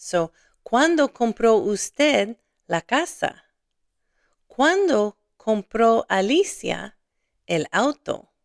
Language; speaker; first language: Spanish; non-native, fluent; English